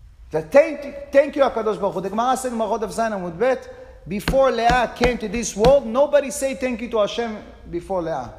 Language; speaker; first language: English; non-native, fluent; Hebrew